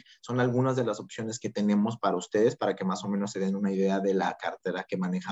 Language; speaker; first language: Spanish; native; Spanish